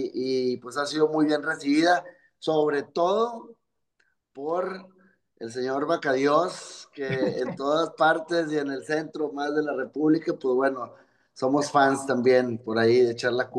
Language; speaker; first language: Spanish; native; Spanish